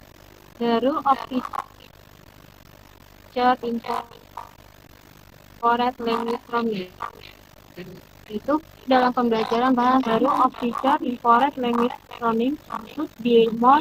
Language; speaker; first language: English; non-native, learner; Indonesian